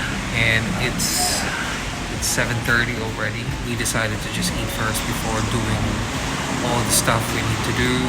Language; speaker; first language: English; non-native, local second language; Filipino